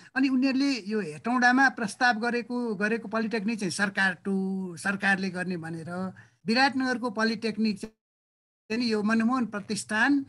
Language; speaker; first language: Nepali; native; Nepali